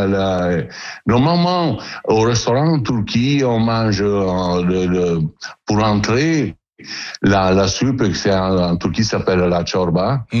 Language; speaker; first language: French; non-native, learner; Italian